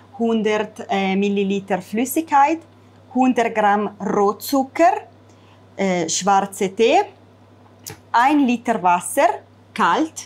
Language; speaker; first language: German; non-native, fluent; Italian